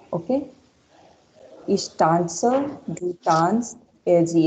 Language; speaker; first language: German; non-native, fluent; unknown